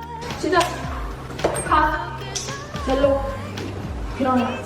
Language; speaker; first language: Korean; non-native, learner; English